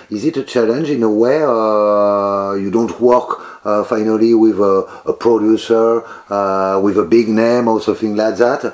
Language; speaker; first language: English; non-native, learner; French